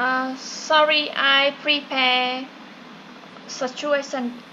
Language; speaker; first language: English; non-native, learner; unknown